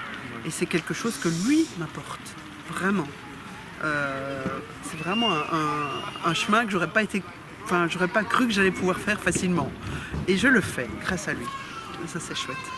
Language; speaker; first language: French; native; French